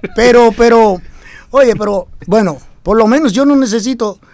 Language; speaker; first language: Spanish; native; Spanish